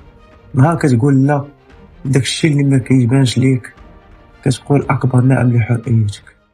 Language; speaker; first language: Arabic; native; Arabic